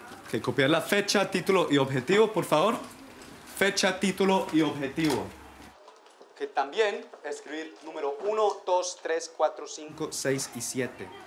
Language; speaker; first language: Spanish; native; Spanish